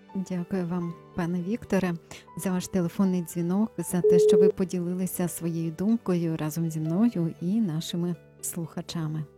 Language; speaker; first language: Ukrainian; native; Ukrainian